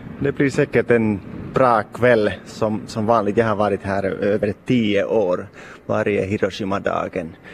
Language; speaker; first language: Swedish; non-native, local second language; Finnish